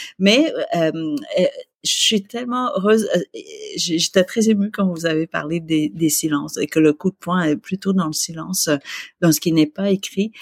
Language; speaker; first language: French; early bilingual, other home language; Vietnamese